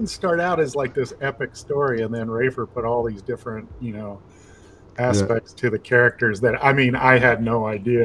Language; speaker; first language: English; native; English